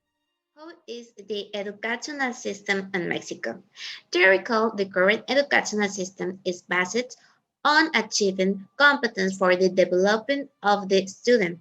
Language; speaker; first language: English; non-native, learner; Spanish